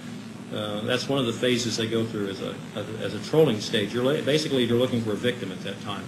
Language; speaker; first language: English; native; English